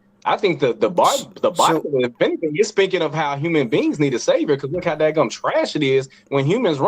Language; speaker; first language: English; native; English